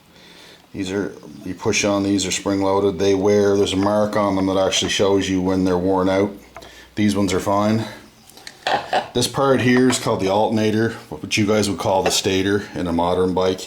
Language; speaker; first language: English; native; English